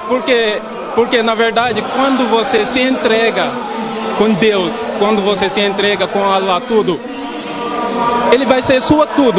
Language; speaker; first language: Portuguese; non-native, fluent; Wolof